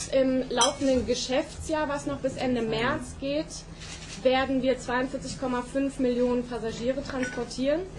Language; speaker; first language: German; native; German